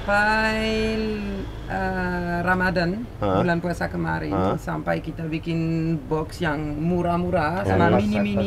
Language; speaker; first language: Indonesian; non-native, fluent; French